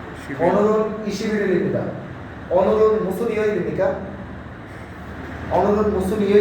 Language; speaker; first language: Korean; non-native, learner; Bangla